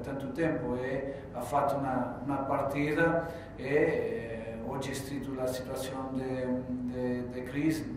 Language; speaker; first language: Italian; non-native, fluent; Portuguese